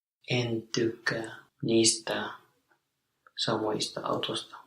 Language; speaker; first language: Finnish; non-native, learner; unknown